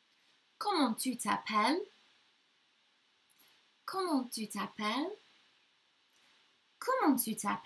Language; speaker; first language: French; non-native, learner; English